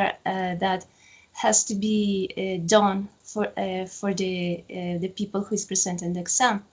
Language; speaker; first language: English; non-native, fluent; Spanish